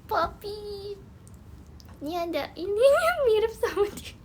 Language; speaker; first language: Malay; non-native, learner; Indonesian